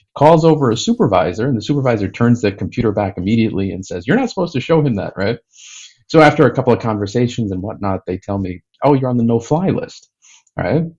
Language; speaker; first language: English; native; English